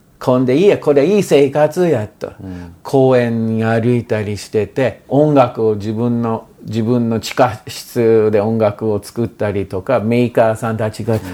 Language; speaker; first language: Japanese; non-native, fluent; English